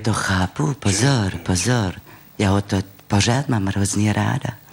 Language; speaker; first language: Czech; non-native, fluent; French